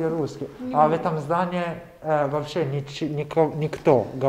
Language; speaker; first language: Russian; non-native, learner; Italian